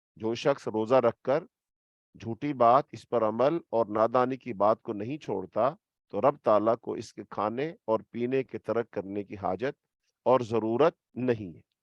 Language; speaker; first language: Urdu; native; Urdu